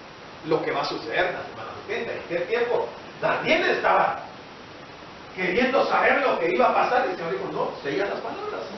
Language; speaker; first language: Spanish; native; Spanish